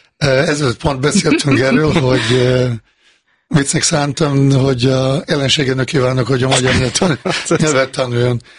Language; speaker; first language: Hungarian; non-native, fluent; Bosnian